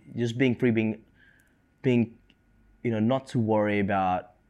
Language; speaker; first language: English; early bilingual, other home language; Indonesian